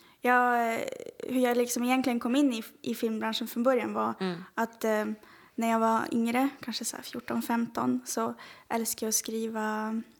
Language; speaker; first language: Swedish; native; Swedish